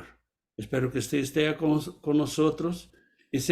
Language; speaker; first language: Spanish; non-native, fluent; Portuguese